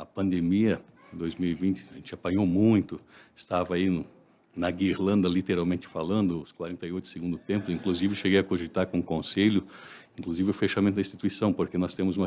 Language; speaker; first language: Portuguese; native; Portuguese